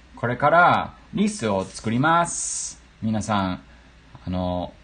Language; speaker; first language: Japanese; non-native, learner; English